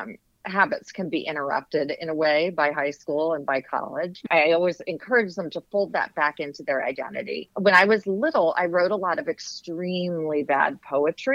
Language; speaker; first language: English; native; English